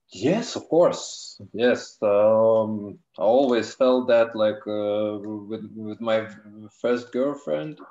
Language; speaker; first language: English; non-native, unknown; Lithuanian